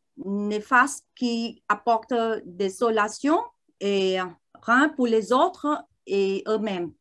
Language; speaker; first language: French; non-native, learner; Vietnamese